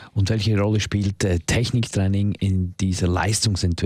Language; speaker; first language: German; native; German